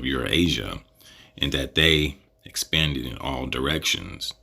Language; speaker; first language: English; native; English